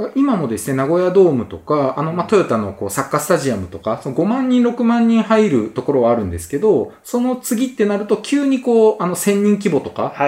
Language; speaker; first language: Japanese; native; Japanese